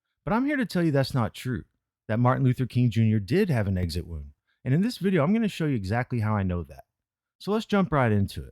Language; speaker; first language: English; native; English